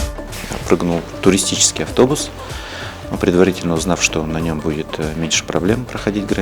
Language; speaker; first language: Russian; native; Russian